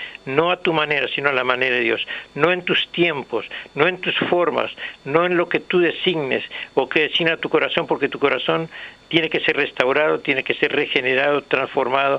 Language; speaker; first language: Spanish; native; Spanish